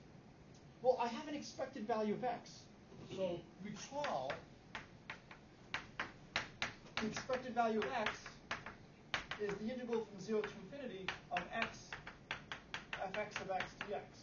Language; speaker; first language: English; native; English